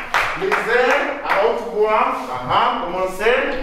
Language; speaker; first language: French; non-native, fluent; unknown